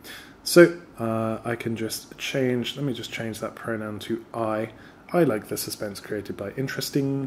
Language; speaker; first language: English; native; English